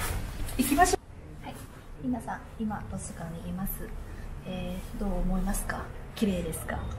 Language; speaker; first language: Japanese; non-native, learner; Vietnamese